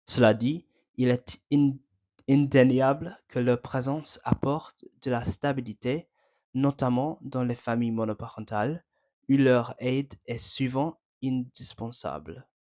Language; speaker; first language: French; non-native, fluent; English